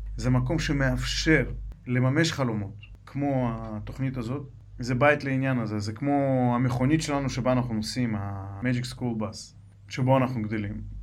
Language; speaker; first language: Hebrew; non-native, fluent; Russian